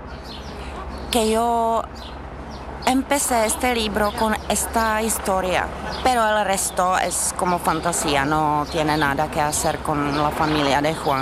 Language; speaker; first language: Spanish; non-native, learner; Czech